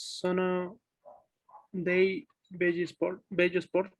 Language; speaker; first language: Italian; non-native, learner; Spanish